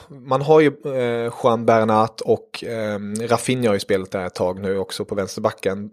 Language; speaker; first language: Swedish; early bilingual, other home language; German